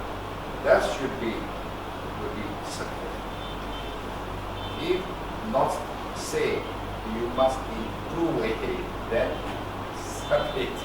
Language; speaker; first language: English; non-native, learner; Chinese